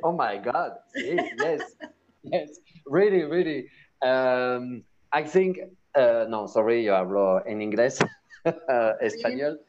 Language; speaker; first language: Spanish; non-native, learner; French